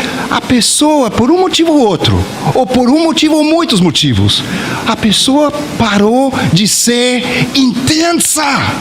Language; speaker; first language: Portuguese; non-native, fluent; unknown